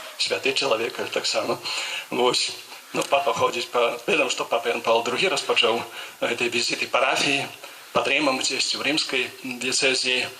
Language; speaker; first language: Belarusian; non-native, local second language; Polish